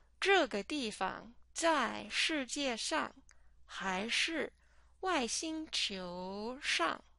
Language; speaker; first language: Chinese; non-native, fluent; English